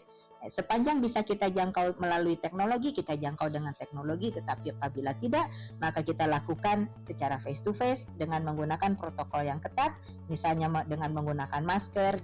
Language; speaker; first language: Indonesian; native; Indonesian